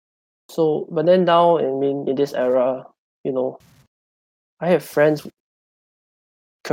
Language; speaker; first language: English; non-native, local second language; Chinese